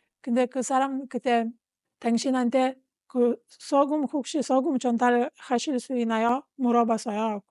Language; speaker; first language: Korean; non-native, fluent; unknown